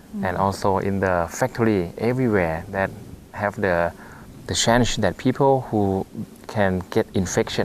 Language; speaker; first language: English; non-native, fluent; Thai